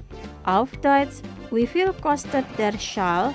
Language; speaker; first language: German; non-native, fluent; Indonesian